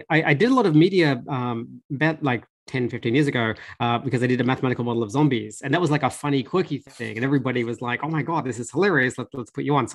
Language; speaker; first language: English; native; English